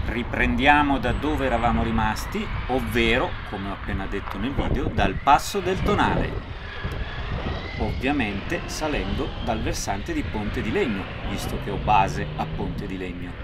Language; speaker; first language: Italian; native; Italian